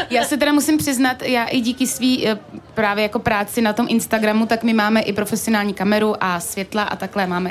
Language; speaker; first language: Czech; native; Czech